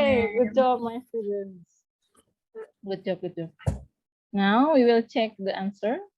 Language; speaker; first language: English; non-native, learner; Indonesian